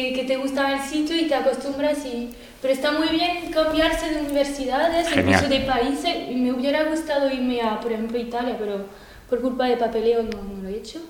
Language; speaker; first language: Spanish; non-native, fluent; French